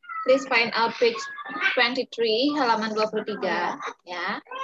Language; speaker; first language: English; non-native, fluent; Balinese